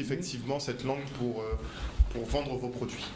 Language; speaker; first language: French; native; French